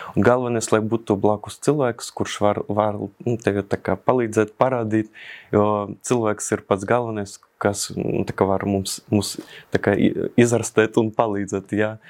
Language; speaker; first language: Latvian; non-native, local second language; Russian